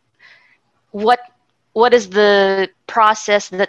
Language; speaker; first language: English; non-native, local second language; Filipino